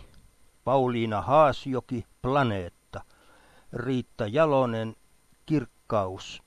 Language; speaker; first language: Finnish; native; Finnish